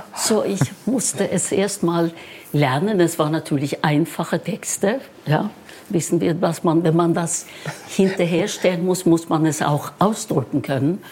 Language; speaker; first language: German; non-native, fluent; Norwegian